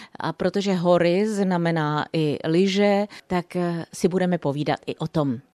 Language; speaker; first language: Czech; native; Czech